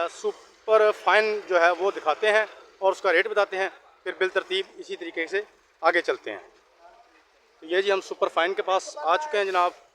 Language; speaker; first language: Urdu; non-native, local second language; Punjabi